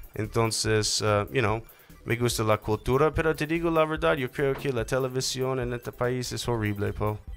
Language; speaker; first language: Spanish; non-native, learner; English